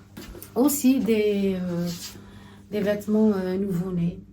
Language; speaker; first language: French; non-native, learner; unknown